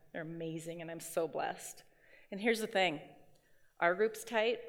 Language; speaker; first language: English; native; English